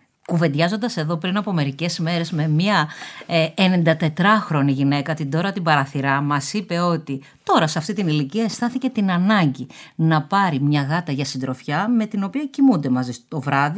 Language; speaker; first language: Greek; native; Greek